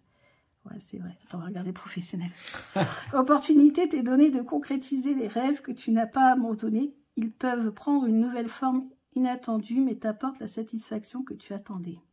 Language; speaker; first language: French; native; French